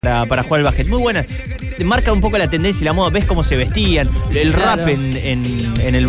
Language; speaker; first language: Spanish; native; Spanish